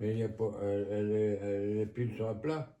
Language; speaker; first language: French; native; French